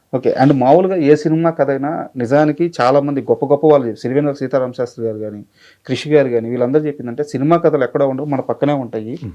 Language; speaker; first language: Telugu; native; Telugu